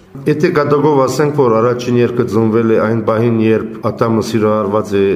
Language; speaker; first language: Armenian; early bilingual, heritage; Armenian